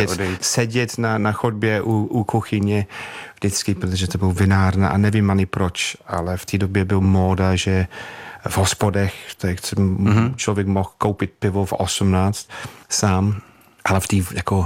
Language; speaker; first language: Czech; non-native, fluent; English